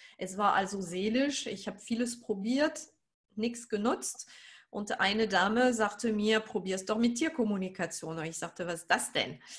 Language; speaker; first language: German; non-native, fluent; French